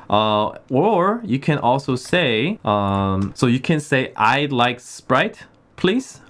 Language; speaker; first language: English; early bilingual, other home language; Korean